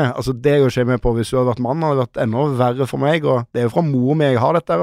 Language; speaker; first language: Norwegian; native; Norwegian